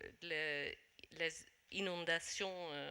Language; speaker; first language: French; non-native, fluent; Dutch